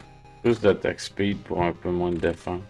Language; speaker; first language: French; native; French